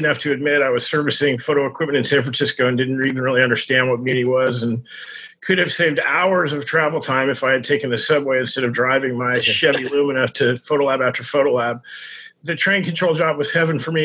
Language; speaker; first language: English; native; English